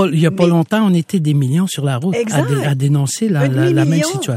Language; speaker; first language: French; non-native, local second language; Innu-aimun